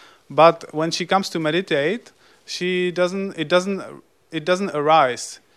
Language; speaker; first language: English; non-native, fluent; Czech